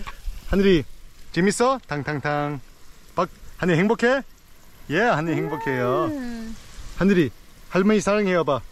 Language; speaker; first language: Korean; early bilingual, heritage; Korean